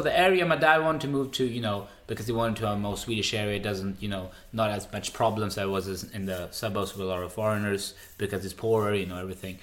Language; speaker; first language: English; non-native, fluent; Swedish